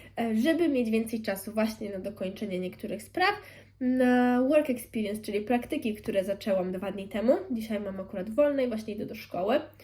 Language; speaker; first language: Polish; early bilingual, heritage; Polish